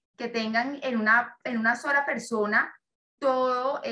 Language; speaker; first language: Spanish; native; Spanish